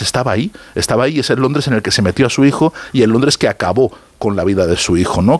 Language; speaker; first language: Spanish; native; Spanish